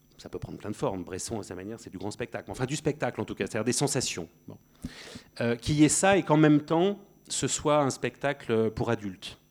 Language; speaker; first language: French; native; French